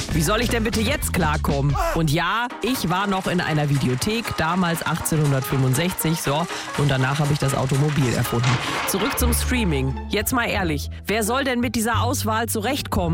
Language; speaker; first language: German; native; German